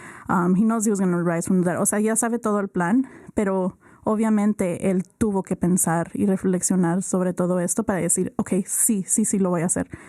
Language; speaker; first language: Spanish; early bilingual, heritage; Spanish